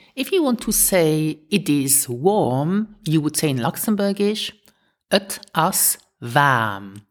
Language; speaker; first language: English; non-native, fluent; Luxembourgish